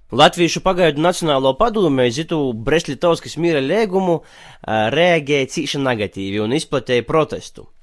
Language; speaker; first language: Latvian; native; Latvian